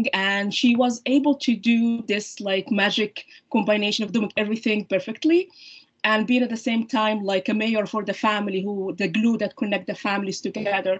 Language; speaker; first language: English; non-native, fluent; Arabic